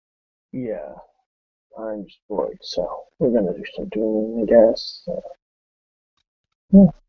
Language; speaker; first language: English; native; English